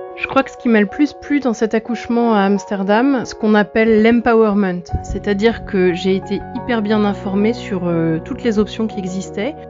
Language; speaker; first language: French; native; French